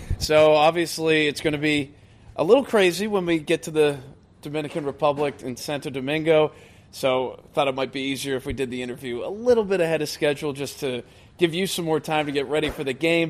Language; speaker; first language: English; native; English